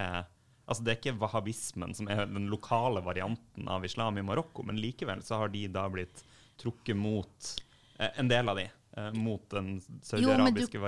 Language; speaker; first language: Norwegian; native; Norwegian